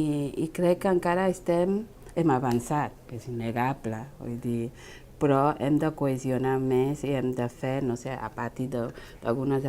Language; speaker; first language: Catalan; non-native, fluent; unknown